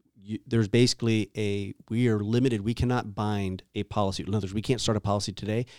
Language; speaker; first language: English; native; English